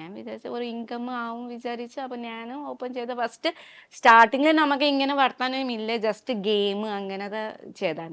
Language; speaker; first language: Malayalam; non-native, learner; Nepali